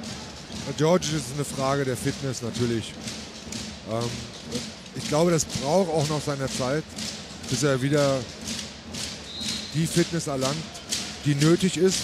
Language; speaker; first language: German; native; German